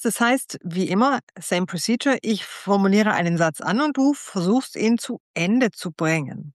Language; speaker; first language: German; native; German